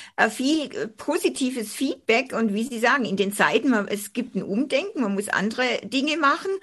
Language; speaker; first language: German; native; German